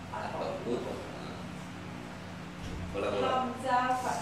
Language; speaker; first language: Arabic; non-native, learner; Malay